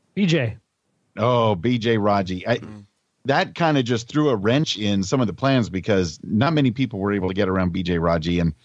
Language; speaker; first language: English; native; English